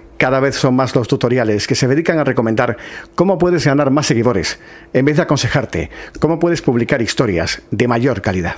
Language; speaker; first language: Spanish; native; Spanish